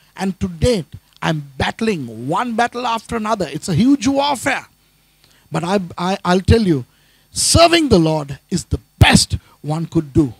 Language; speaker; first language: English; non-native, local second language; Tamil